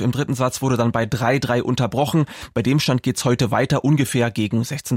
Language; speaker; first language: German; native; German